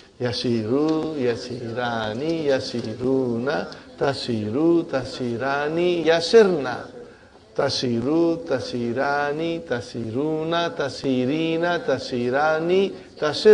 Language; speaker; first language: Arabic; non-native, fluent; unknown